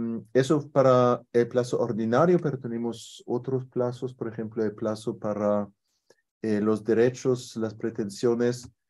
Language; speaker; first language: Spanish; non-native, fluent; German